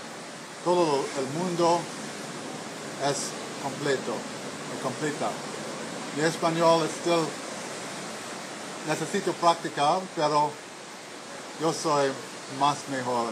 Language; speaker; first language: Spanish; non-native, learner; English